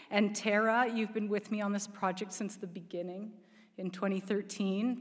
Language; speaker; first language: English; native; English